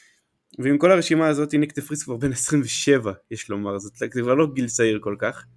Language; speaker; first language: Hebrew; native; Hebrew